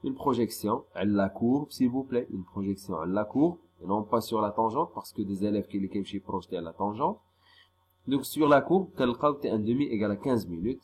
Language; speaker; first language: French; non-native, local second language; Arabic